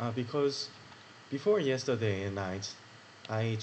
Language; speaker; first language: English; non-native, learner; Korean